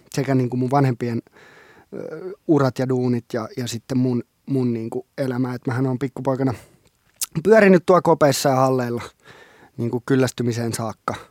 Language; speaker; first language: Finnish; non-native, local second language; Swedish